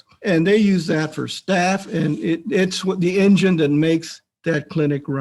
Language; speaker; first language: English; native; English